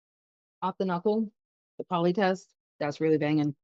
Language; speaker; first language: English; native; English